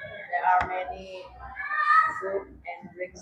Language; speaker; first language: English; non-native, learner; Indonesian